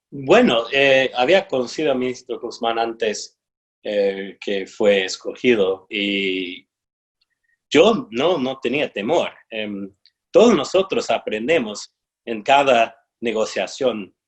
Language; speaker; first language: Spanish; non-native, fluent; English